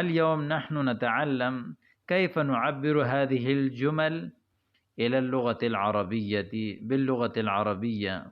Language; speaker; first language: Arabic; non-native, fluent; Urdu